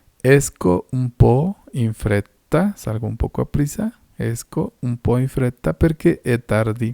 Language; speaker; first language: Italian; non-native, fluent; Spanish